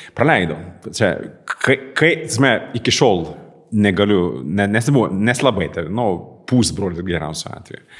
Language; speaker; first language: Lithuanian; non-native, fluent; Swedish